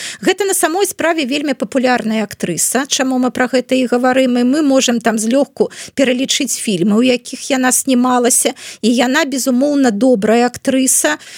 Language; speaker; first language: Belarusian; non-native, local second language; Russian